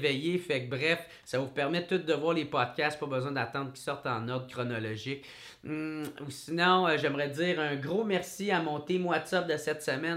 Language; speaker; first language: French; native; French